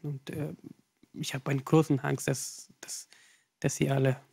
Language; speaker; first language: German; non-native, learner; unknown